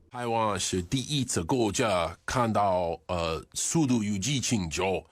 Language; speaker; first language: Chinese; non-native, learner; English